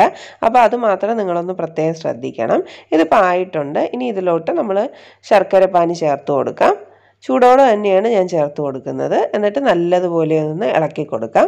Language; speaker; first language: Malayalam; native; Malayalam